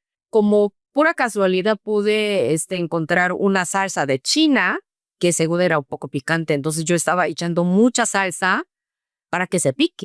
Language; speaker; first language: Spanish; non-native, fluent; Korean